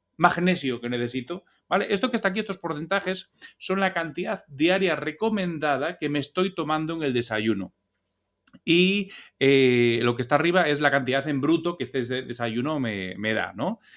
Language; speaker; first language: Spanish; native; Spanish